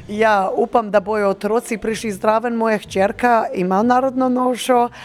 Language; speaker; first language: Slovenian; early bilingual, heritage; Slovenian